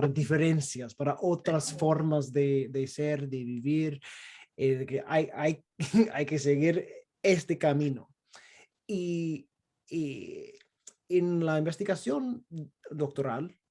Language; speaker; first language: Spanish; non-native, fluent; English